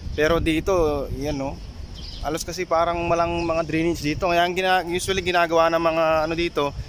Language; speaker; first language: Filipino; non-native, local second language; Pampanga